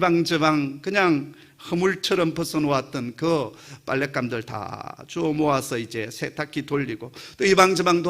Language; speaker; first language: Korean; native; Korean